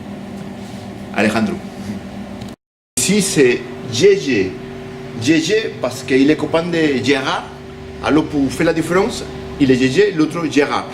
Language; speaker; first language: French; non-native, learner; Spanish